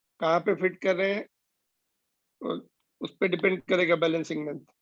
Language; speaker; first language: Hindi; non-native, local second language; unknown